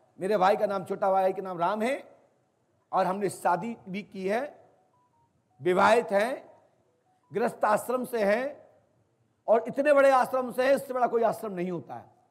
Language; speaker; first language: Hindi; native; Hindi